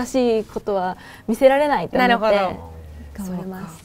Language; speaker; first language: Japanese; native; Japanese